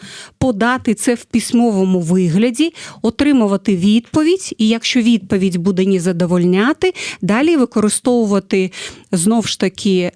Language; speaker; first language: Ukrainian; non-native, fluent; Russian